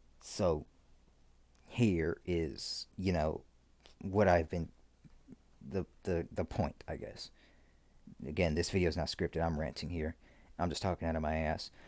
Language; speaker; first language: English; native; English